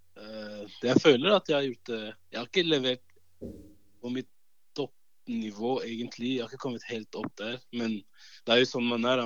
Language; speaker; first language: Norwegian; early bilingual, other home language; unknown